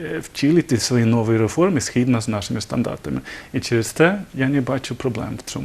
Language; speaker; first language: Ukrainian; non-native, learner; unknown